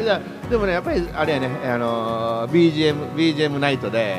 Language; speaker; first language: Japanese; native; Japanese